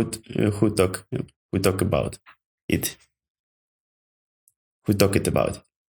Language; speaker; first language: English; non-native, learner; Ukrainian